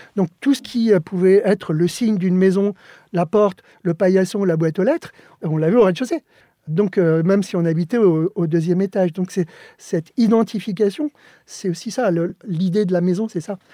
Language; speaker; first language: French; early bilingual, other home language; Spanish